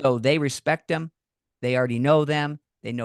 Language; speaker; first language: English; native; English